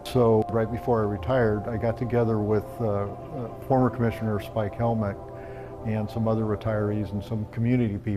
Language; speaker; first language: English; native; English